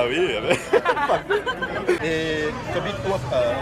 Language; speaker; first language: French; non-native, fluent; Portuguese